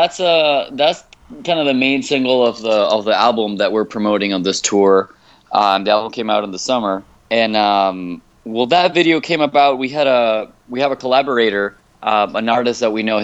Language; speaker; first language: English; non-native, fluent; Spanish